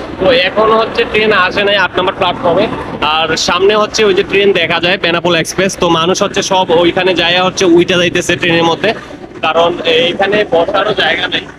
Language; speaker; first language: Bangla; native; Bangla